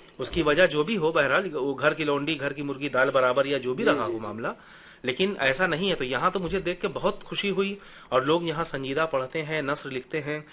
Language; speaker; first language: Hindi; native; Hindi